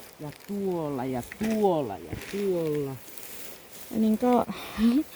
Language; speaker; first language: Finnish; non-native, learner; Thai